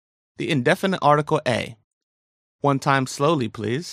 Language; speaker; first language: English; native; English